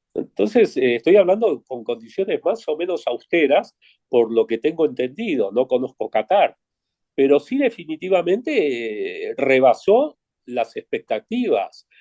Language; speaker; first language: Spanish; native; Spanish